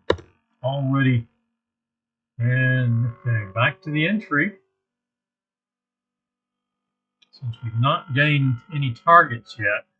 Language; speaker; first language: English; native; English